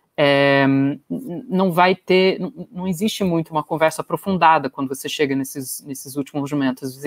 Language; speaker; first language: Portuguese; non-native, fluent; English